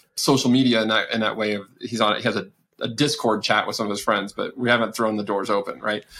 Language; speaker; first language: English; native; English